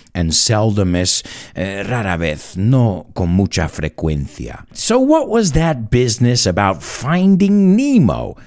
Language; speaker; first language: English; native; English